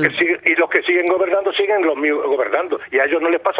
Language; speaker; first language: Spanish; native; Spanish